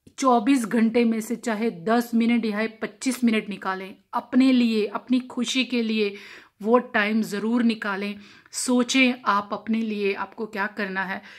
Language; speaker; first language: Hindi; non-native, local second language; Punjabi